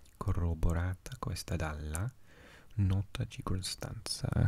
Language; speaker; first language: Italian; non-native, learner; Welsh